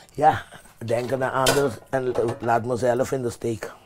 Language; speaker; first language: Dutch; non-native, fluent; Papiamento